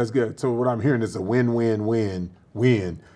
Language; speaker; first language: English; native; English